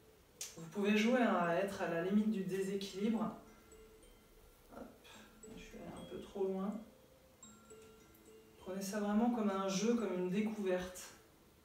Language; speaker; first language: French; native; French